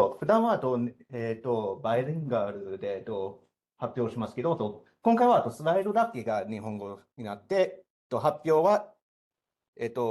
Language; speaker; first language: Japanese; non-native, fluent; English